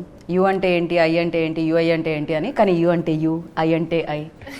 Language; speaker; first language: Telugu; native; Telugu